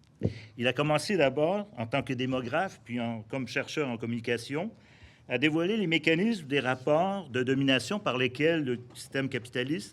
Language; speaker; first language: French; native; French